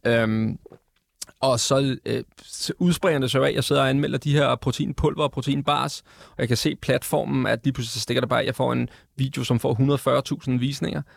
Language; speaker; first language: Danish; native; Danish